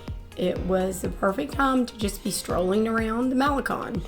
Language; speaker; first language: English; native; English